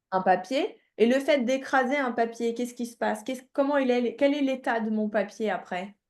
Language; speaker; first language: French; native; French